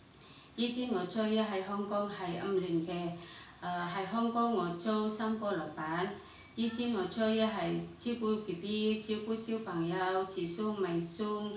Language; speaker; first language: Cantonese; non-native, learner; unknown